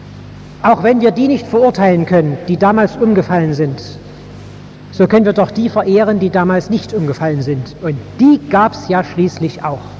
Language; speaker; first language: German; native; German